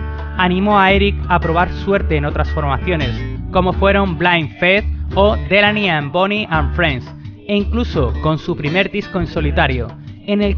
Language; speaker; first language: Spanish; native; Spanish